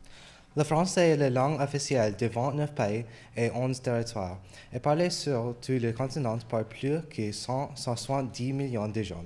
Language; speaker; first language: French; non-native, learner; English